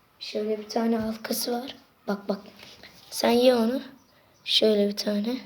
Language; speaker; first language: Turkish; native; Turkish